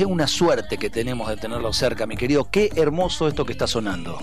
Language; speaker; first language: Spanish; native; Spanish